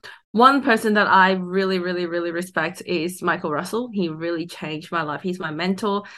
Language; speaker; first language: English; non-native, local second language; Cantonese